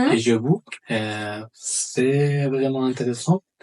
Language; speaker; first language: French; non-native, learner; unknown